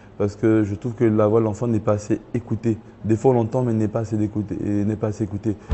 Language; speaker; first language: French; early bilingual, other home language; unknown